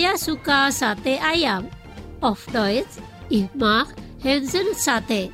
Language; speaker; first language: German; non-native, fluent; Indonesian